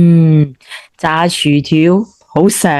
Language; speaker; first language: Cantonese; native; Cantonese